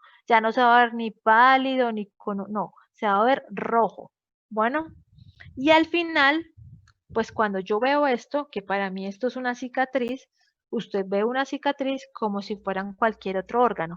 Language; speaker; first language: Spanish; native; Spanish